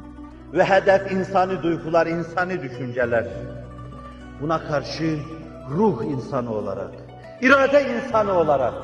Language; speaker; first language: Turkish; native; Turkish